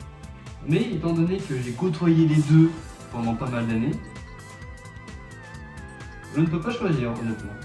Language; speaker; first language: French; native; French